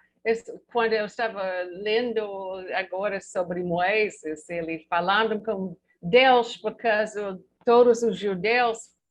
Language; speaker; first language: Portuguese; non-native, learner; English